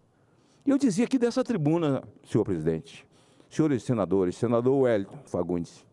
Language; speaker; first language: Portuguese; native; Portuguese